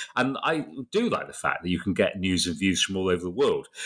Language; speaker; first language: English; native; English